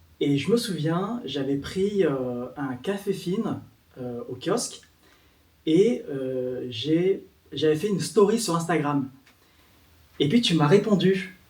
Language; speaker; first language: French; early bilingual, other home language; Vietnamese